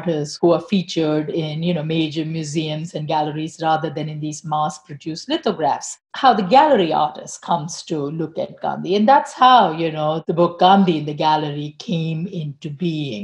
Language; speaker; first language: English; non-native, local second language; Tamil